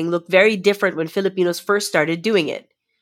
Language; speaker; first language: English; non-native, local second language; Filipino